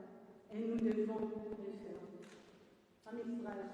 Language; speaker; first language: French; non-native, fluent; Hebrew